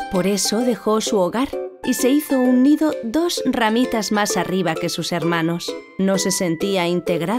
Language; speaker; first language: Spanish; native; Spanish